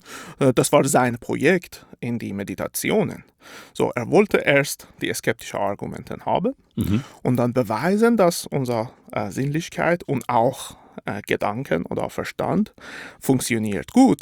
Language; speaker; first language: German; non-native, fluent; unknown